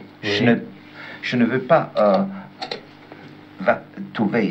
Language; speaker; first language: French; non-native, learner; German